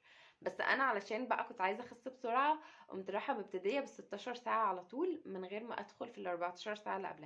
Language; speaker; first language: Arabic; native; Arabic